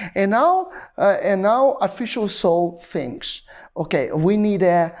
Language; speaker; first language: English; non-native, learner; Kazakh